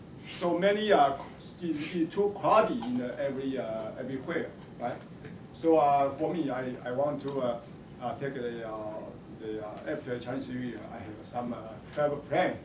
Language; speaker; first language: English; non-native, learner; Chinese